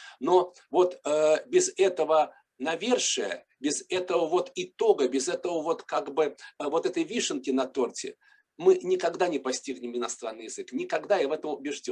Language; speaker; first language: Russian; native; Russian